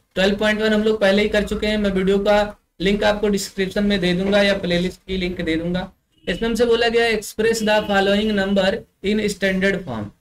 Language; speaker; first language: Hindi; native; Hindi